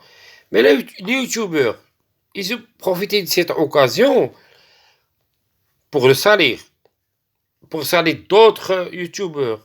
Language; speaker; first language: French; non-native, local second language; Arabic